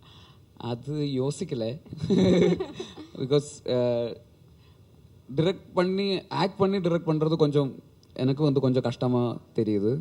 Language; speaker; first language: Tamil; non-native, learner; Malayalam